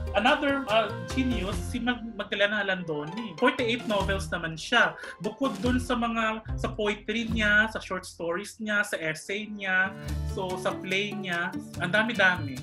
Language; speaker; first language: Filipino; non-native, local second language; Kinaray-a